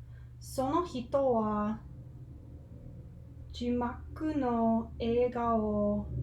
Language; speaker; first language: Japanese; non-native, learner; English